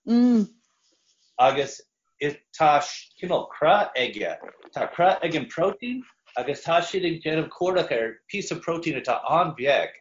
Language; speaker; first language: Irish; non-native, fluent; English